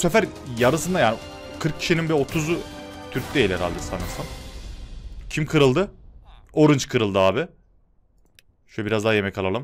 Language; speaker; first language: Turkish; native; Turkish